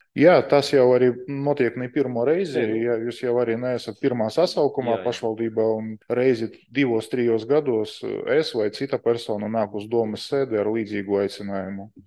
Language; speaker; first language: Latvian; non-native, local second language; Russian